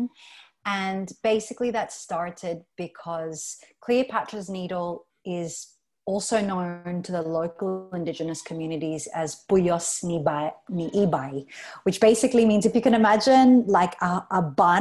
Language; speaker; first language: English; native; English